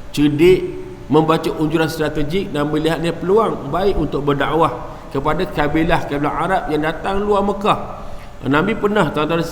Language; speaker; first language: Malay; native; Malay